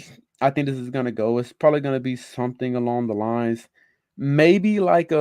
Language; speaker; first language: English; native; English